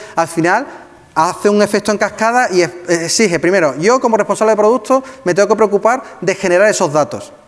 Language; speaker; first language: Spanish; native; Spanish